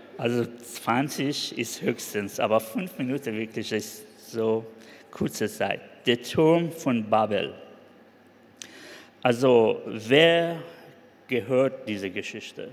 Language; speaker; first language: German; non-native, fluent; Persian